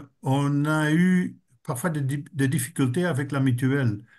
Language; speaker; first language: French; native; French